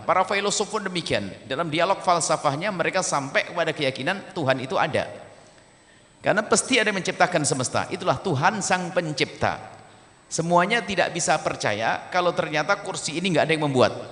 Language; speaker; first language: Indonesian; native; Indonesian